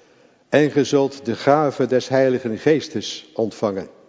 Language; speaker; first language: Dutch; native; Dutch